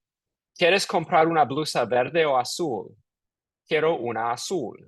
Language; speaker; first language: Spanish; non-native, fluent; English